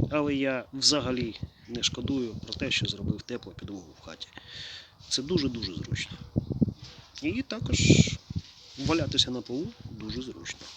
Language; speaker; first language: Ukrainian; native; Ukrainian